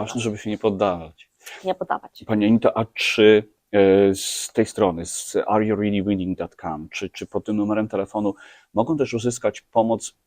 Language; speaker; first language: Polish; native; Polish